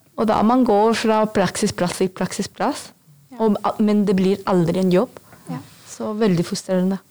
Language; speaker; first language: Norwegian; non-native, fluent; Spanish